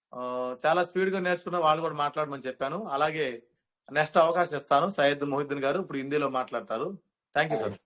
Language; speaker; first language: Telugu; native; Telugu